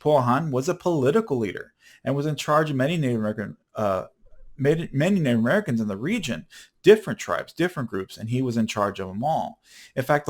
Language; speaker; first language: English; native; English